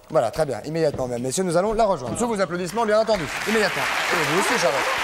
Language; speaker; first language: French; native; French